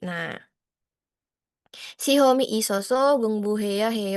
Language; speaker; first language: Korean; non-native, fluent; Indonesian